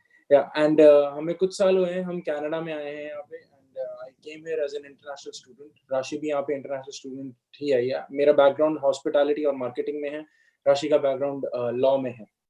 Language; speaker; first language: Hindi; native; Hindi